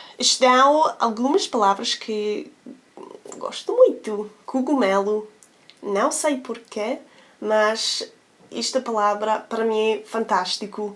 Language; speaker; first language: Portuguese; non-native, learner; English